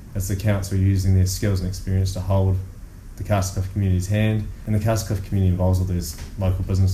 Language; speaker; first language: English; native; English